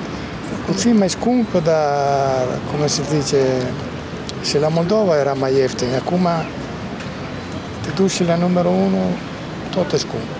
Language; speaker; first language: Romanian; non-native, learner; Italian